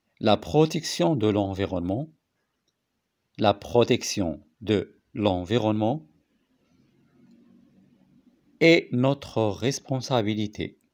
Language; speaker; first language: French; non-native, local second language; Arabic